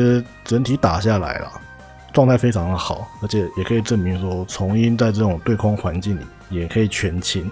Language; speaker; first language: Chinese; native; Chinese